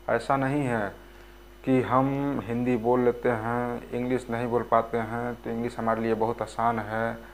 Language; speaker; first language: Hindi; non-native, local second language; Bhojpuri